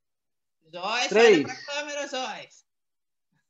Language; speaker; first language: Portuguese; native; Portuguese